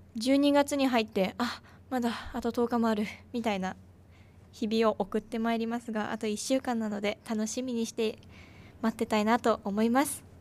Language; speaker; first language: Japanese; native; Japanese